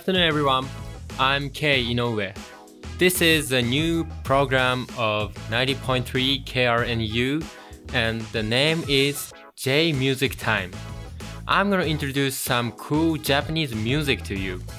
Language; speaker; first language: English; non-native, fluent; Japanese